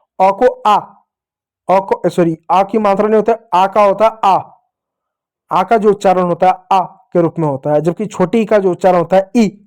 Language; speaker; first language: Hindi; native; Hindi